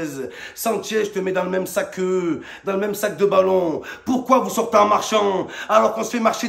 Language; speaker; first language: French; native; French